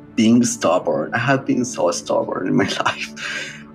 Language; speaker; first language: English; non-native, fluent; Spanish